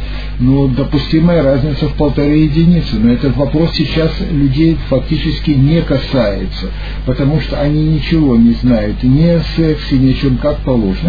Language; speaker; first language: Russian; native; Russian